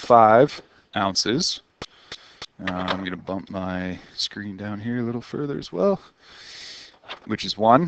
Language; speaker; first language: English; native; English